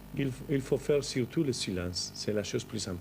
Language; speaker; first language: French; non-native, fluent; Spanish